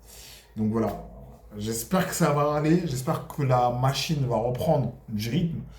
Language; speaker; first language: French; native; French